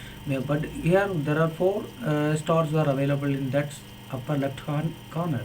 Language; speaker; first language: English; non-native, local second language; Tamil